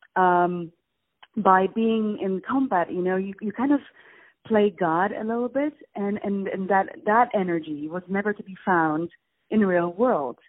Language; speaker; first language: English; non-native, fluent; Polish